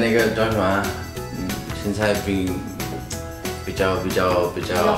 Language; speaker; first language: Chinese; non-native, fluent; Italian